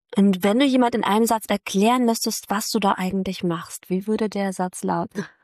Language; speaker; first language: German; native; German